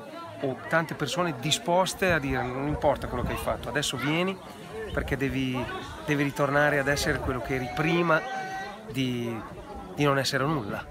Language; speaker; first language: Italian; native; Italian